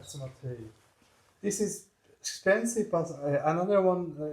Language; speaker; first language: English; non-native, learner; German